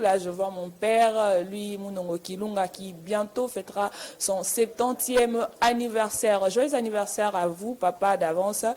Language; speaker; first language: French; non-native, local second language; Lingala